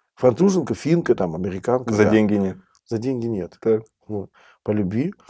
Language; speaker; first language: Russian; native; Russian